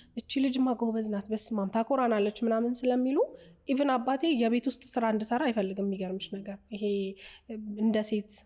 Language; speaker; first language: Amharic; native; Amharic